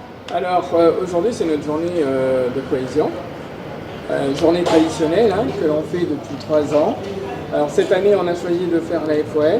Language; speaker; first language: French; native; French